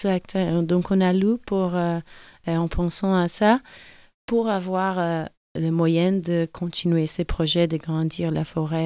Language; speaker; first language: French; non-native, fluent; Portuguese